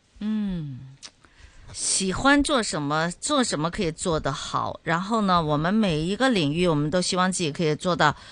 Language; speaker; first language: Chinese; non-native, local second language; Cantonese